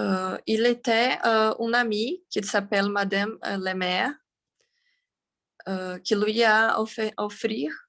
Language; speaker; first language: French; non-native, learner; Portuguese